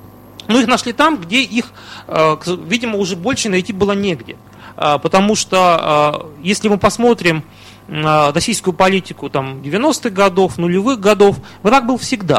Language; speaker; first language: Russian; native; Russian